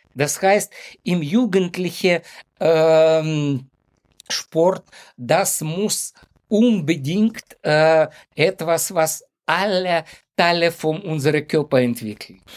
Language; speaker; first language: German; non-native, learner; Ukrainian